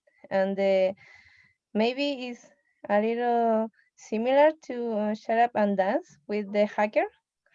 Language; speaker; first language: English; non-native, learner; Spanish